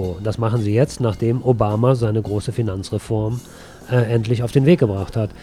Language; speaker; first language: German; native; German